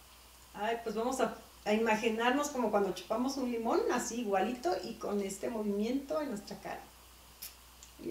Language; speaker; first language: Spanish; native; Spanish